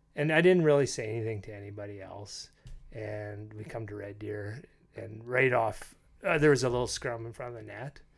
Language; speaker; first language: English; native; English